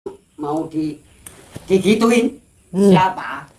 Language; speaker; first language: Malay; non-native, local second language; Javanese